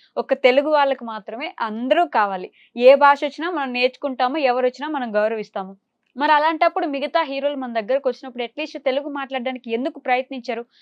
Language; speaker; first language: Telugu; native; Telugu